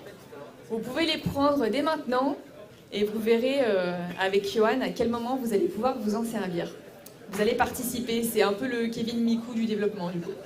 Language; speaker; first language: French; native; French